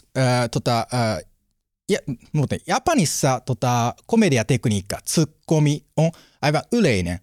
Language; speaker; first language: Finnish; non-native, learner; Japanese